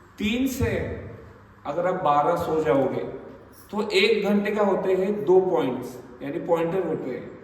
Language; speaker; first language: Hindi; non-native, local second language; Marathi